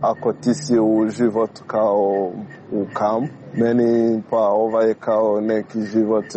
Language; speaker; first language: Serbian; non-native, learner; Rundi